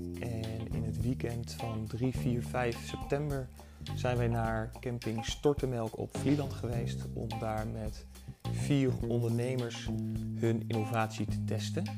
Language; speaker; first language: Dutch; native; Dutch